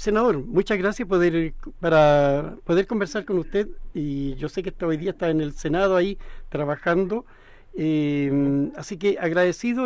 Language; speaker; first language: Spanish; native; Spanish